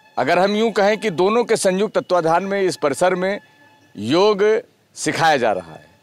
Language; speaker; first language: Hindi; native; Hindi